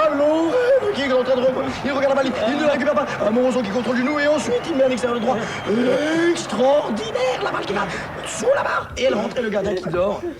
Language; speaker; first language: French; native; French